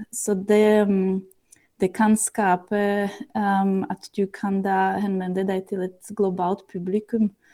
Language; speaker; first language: Norwegian; non-native, fluent; Slovak